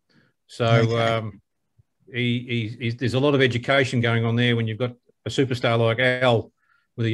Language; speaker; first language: English; native; English